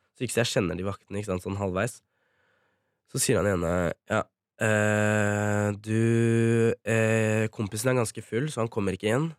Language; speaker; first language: Norwegian; early bilingual, other home language; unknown